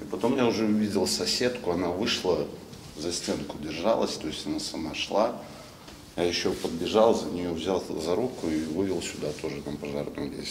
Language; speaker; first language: Russian; native; Russian